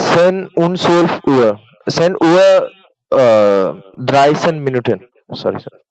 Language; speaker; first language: German; non-native, learner; Bangla